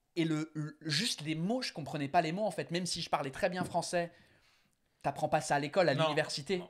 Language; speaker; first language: French; non-native, fluent; English